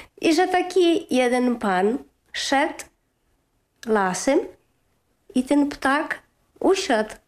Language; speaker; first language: Polish; early bilingual, heritage; Polish